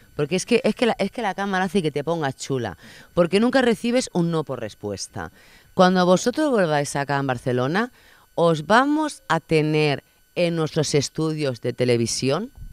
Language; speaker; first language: Spanish; non-native, local second language; Catalan